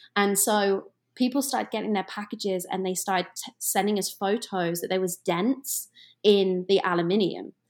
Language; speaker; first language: English; native; English